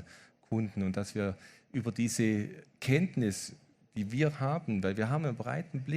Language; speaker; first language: German; native; German